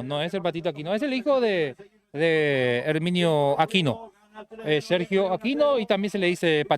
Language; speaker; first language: Spanish; native; Spanish